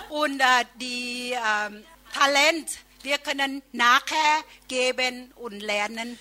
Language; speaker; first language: German; non-native, learner; Thai